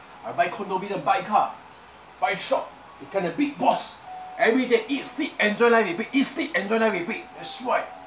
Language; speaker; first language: English; non-native, local second language; Chinese